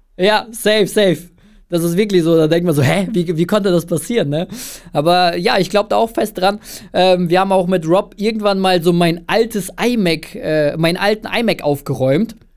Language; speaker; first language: German; early bilingual, other home language; Russian